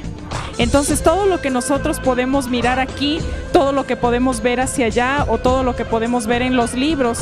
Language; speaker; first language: Spanish; native; Spanish